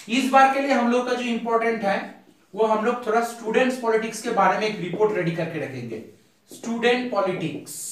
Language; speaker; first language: Hindi; non-native, local second language; Bangla